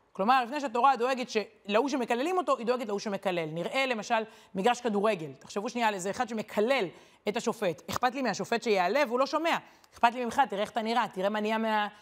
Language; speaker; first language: Hebrew; native; Hebrew